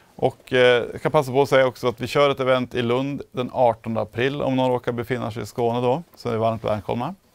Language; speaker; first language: Swedish; native; Swedish